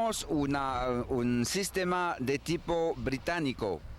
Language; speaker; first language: Spanish; non-native, learner; French